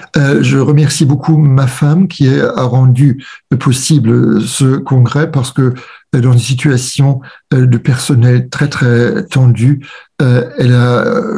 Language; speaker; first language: French; non-native, fluent; German